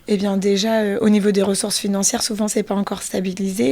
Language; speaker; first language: French; native; French